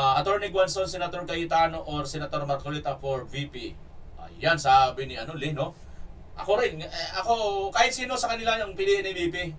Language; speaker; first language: Filipino; non-native, local second language; Cebuano